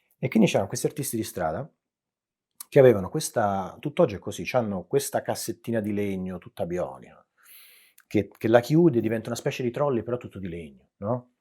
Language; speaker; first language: Italian; native; Italian